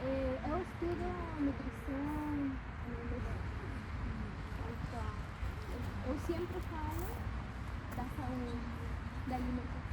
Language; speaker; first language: Portuguese; non-native, fluent; Spanish